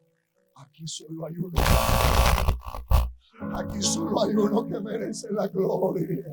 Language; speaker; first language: Spanish; native; Spanish